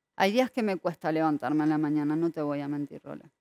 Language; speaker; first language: Spanish; native; Spanish